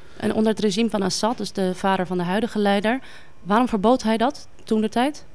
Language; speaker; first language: Dutch; native; Dutch